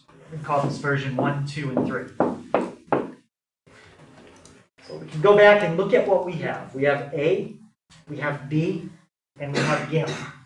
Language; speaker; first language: English; native; English